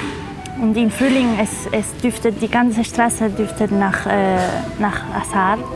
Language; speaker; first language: German; non-native, learner; Spanish